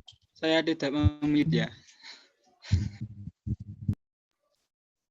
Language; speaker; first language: Indonesian; native; Indonesian